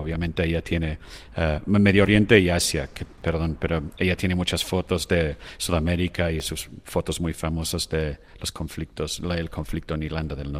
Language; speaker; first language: Spanish; non-native, fluent; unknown